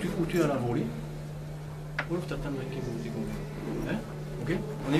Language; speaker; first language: French; native; French